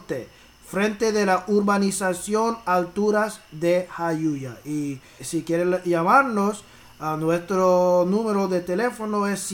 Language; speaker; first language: Spanish; early bilingual, heritage; English